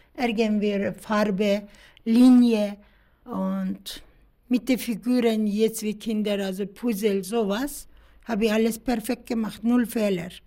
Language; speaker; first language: German; non-native, learner; Turkish